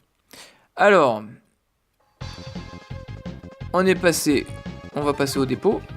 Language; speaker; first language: French; native; French